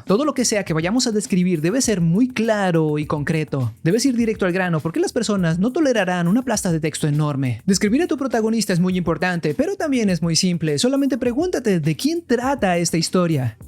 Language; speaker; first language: Spanish; native; Spanish